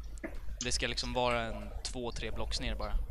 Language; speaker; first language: Swedish; native; Swedish